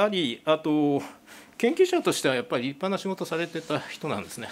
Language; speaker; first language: Japanese; native; Japanese